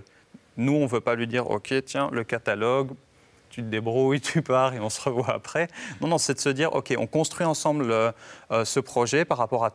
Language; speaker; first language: French; native; French